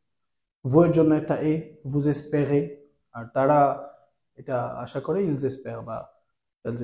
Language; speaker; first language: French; non-native, fluent; Bangla